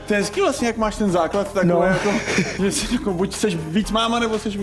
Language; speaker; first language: Czech; native; Czech